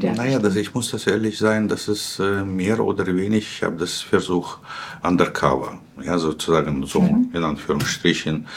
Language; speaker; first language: German; non-native, fluent; Russian